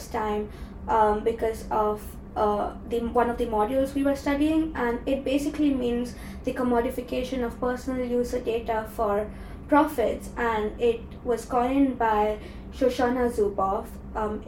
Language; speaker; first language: English; non-native, local second language; Tamil